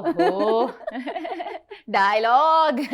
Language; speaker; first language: Telugu; non-native, local second language; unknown